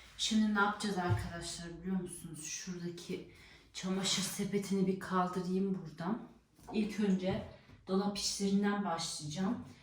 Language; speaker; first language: Turkish; early bilingual, heritage; Turkish